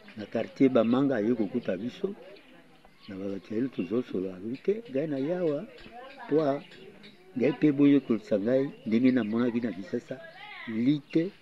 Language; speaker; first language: Lingala; native; Lingala